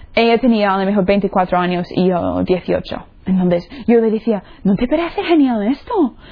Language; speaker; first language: Spanish; non-native, fluent; English